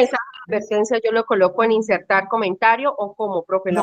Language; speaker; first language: Spanish; native; Spanish